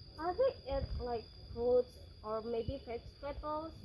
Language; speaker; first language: English; non-native, learner; Indonesian